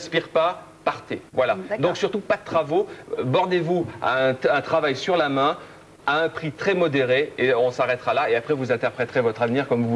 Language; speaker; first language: French; native; French